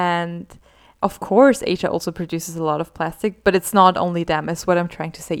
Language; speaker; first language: English; non-native, fluent; German